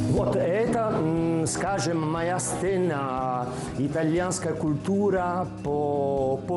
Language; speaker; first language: Russian; non-native, learner; Italian